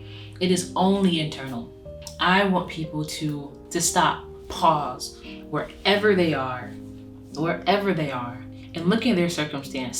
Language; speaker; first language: English; native; English